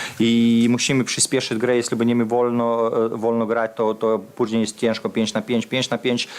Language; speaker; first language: Polish; non-native, fluent; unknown